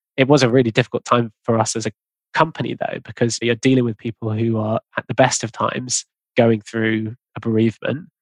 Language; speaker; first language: English; native; English